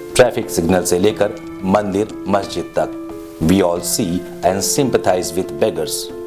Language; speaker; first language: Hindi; native; Hindi